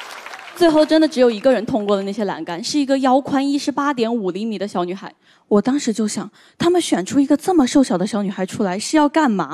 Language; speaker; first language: Chinese; native; Chinese